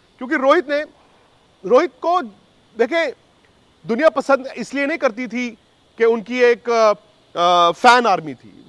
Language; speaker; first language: Hindi; native; Hindi